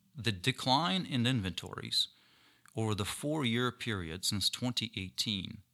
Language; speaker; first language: English; non-native, fluent; Ukrainian